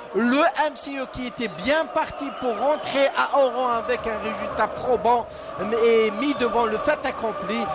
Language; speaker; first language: French; non-native, local second language; Arabic